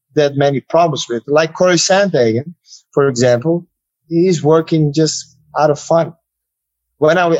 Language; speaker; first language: English; non-native, fluent; Dutch